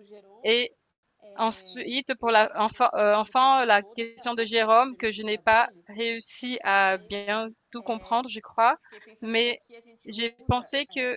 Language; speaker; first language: French; non-native, fluent; Portuguese